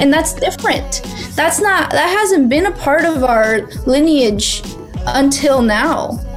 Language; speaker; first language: English; early bilingual, other home language; Spanish